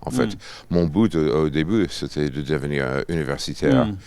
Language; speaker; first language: French; non-native, fluent; English